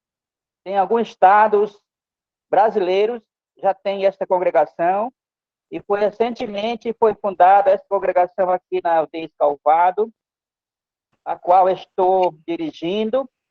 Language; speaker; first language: Portuguese; non-native, local second language; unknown